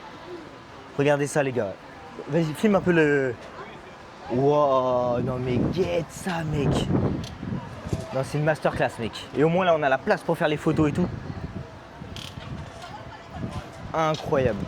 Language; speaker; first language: French; native; French